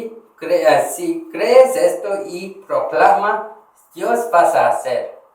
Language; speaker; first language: Spanish; non-native, learner; Korean